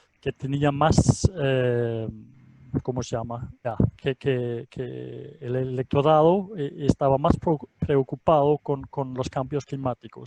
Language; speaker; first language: Spanish; non-native, fluent; Danish